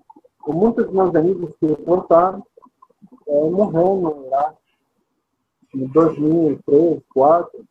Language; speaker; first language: Portuguese; non-native, fluent; Arabic